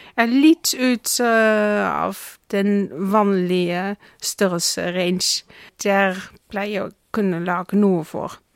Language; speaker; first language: Norwegian; non-native, fluent; Dutch